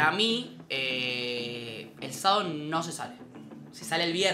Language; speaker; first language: Spanish; native; Spanish